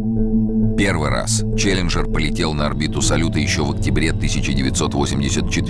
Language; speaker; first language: Russian; native; Russian